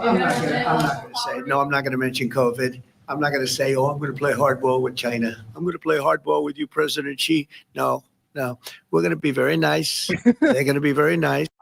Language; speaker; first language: English; native; English